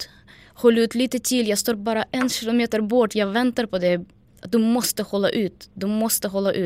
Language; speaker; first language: Swedish; non-native, fluent; Ukrainian